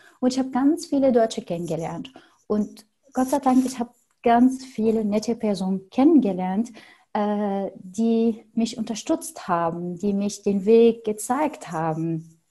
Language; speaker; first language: German; non-native, fluent; Arabic